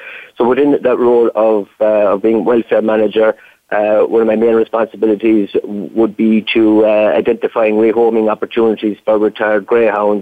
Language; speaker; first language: English; native; English